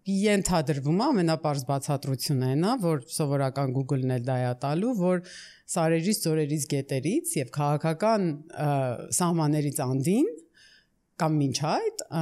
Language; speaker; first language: Armenian; early bilingual, heritage; Armenian